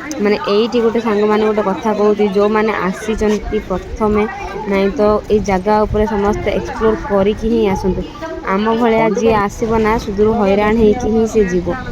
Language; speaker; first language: Odia; native; Odia